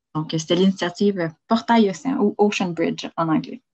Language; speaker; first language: French; native; French